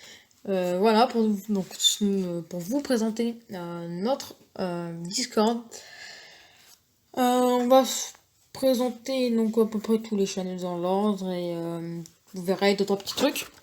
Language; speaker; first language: French; native; French